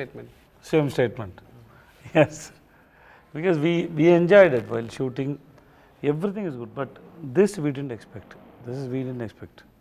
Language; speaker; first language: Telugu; non-native, local second language; Tamil